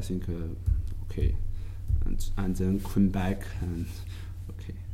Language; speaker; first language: English; non-native, learner; Chinese